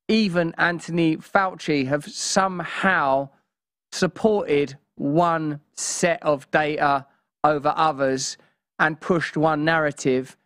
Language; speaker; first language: English; native; English